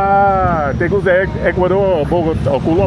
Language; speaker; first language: Spanish; non-native, learner; English